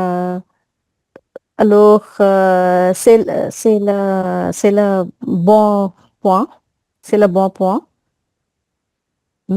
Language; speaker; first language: French; non-native, learner; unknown